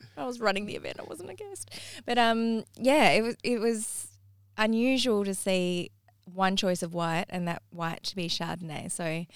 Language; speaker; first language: English; native; English